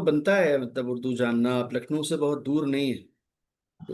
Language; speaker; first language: Hindi; native; Hindi